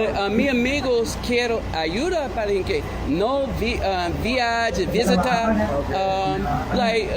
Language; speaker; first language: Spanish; non-native, learner; English